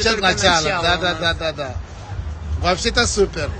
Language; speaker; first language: Russian; non-native, fluent; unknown